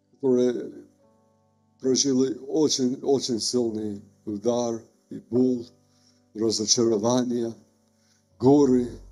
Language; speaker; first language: Russian; non-native, learner; English